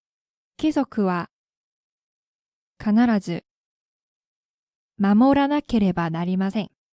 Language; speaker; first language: Japanese; non-native, fluent; Korean